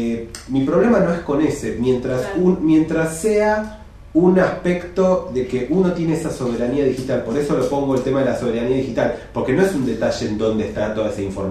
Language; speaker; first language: Spanish; native; Spanish